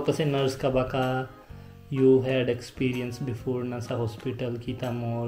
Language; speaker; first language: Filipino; non-native, learner; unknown